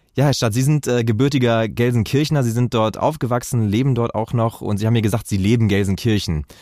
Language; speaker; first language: German; native; German